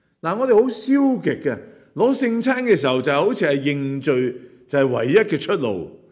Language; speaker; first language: Chinese; non-native, local second language; Cantonese